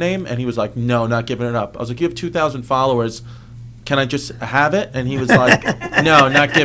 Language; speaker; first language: English; native; English